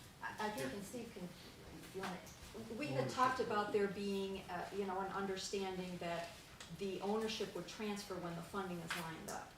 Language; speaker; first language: English; native; English